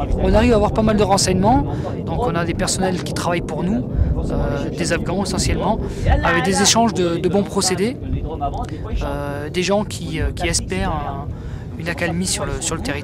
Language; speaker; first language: French; native; French